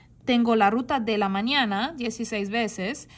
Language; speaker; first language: Spanish; non-native, learner; English